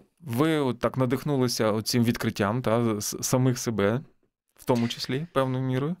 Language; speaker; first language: Ukrainian; native; Ukrainian